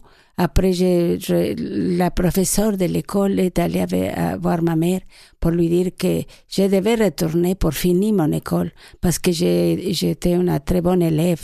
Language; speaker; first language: French; non-native, learner; Spanish